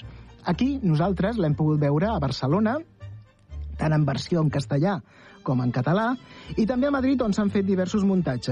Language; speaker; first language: Catalan; native; Catalan